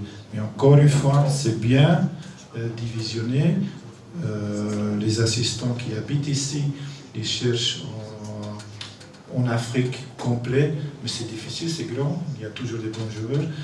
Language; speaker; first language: French; non-native, learner; Dutch